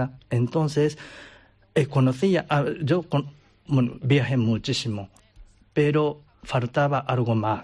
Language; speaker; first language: Spanish; non-native, learner; Japanese